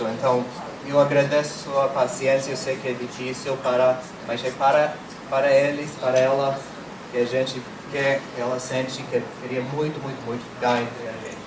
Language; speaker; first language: Portuguese; non-native, fluent; English